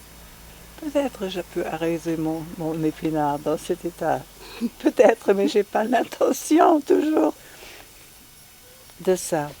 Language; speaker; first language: French; non-native, fluent; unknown